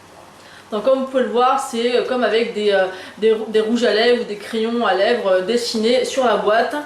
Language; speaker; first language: French; native; French